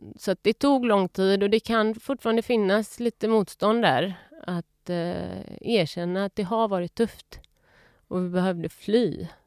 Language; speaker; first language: Swedish; early bilingual, other home language; Persian